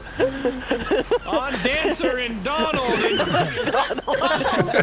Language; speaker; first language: English; native; English